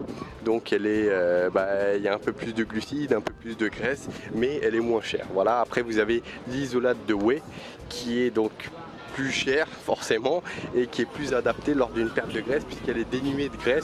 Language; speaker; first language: French; native; French